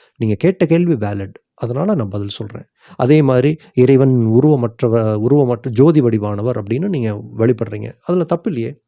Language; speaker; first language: Tamil; native; Tamil